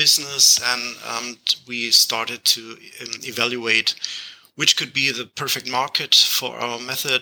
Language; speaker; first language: English; non-native, fluent; German